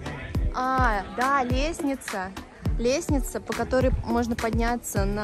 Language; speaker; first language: Russian; native; Russian